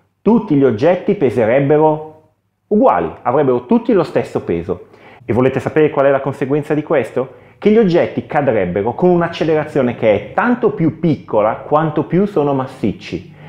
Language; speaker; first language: Italian; native; Italian